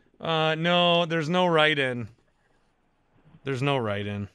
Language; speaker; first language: English; native; English